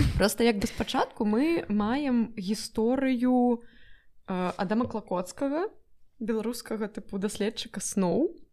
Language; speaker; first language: Belarusian; non-native, local second language; Russian